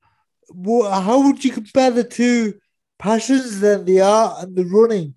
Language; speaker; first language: English; native; English